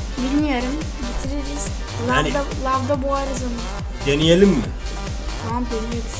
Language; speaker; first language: Turkish; native; Turkish